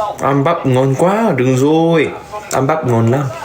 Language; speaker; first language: Vietnamese; non-native, learner; Korean